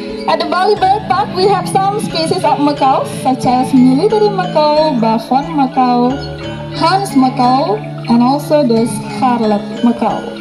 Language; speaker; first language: English; non-native, fluent; Indonesian